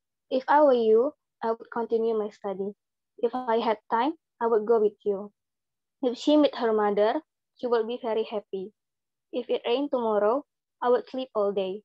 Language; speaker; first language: English; non-native, learner; Indonesian